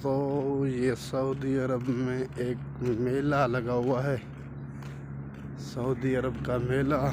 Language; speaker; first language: Hindi; non-native, local second language; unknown